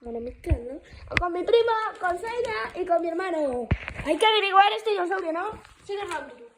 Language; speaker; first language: Spanish; native; Spanish